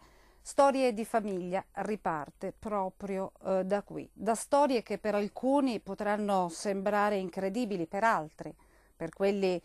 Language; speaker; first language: Italian; native; Italian